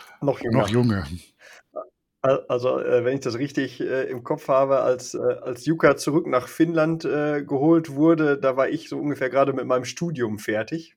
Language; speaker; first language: German; native; German